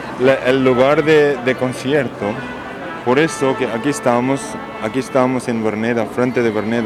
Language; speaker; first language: Spanish; non-native, learner; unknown